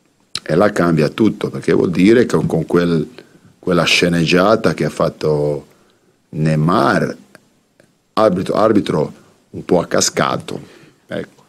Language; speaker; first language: Italian; non-native, fluent; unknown